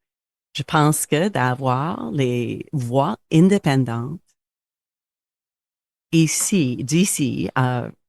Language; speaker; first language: French; non-native, local second language; English